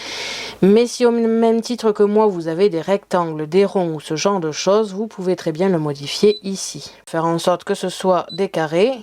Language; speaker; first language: French; native; French